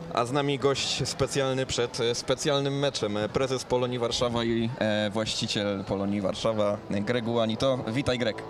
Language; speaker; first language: Polish; native; Polish